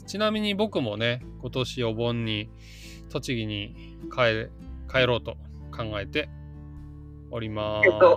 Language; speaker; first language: Japanese; native; Japanese